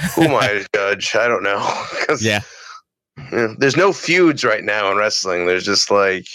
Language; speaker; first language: English; early bilingual, other home language; Italian